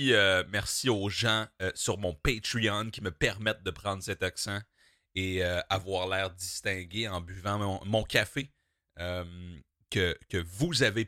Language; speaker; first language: French; native; French